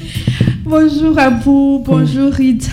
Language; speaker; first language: French; non-native, local second language; Malagasy